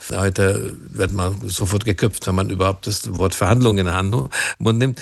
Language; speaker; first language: German; non-native, fluent; Hungarian